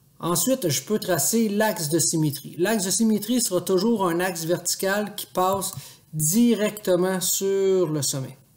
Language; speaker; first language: French; native; French